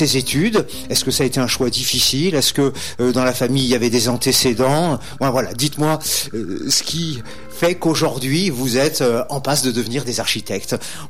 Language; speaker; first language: French; native; French